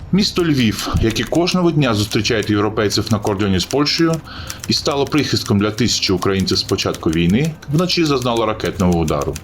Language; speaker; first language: Ukrainian; native; Ukrainian